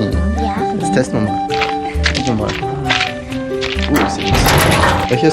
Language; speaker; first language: German; native; German